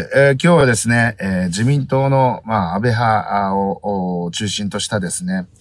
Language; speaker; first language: Japanese; native; Japanese